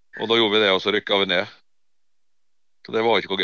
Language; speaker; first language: Norwegian; native; Norwegian